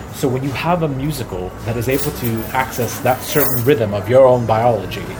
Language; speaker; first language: English; early bilingual, other home language; Arabic